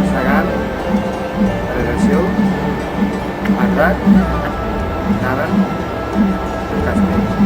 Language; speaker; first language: Catalan; non-native, learner; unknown